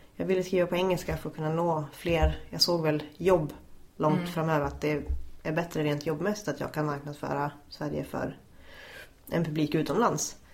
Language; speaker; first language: Swedish; native; Swedish